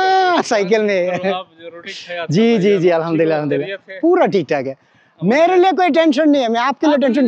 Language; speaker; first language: Hindi; non-native, learner; Bangla